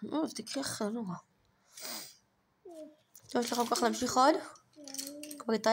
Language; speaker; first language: Hebrew; native; Hebrew